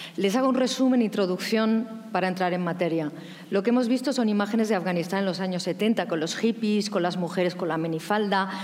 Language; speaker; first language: Spanish; native; Spanish